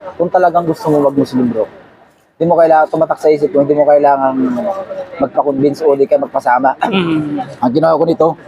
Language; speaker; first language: Filipino; native; Filipino